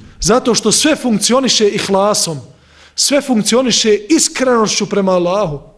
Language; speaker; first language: Bosnian; native; Bosnian